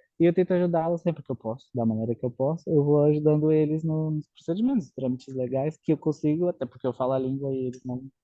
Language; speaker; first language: Portuguese; native; Portuguese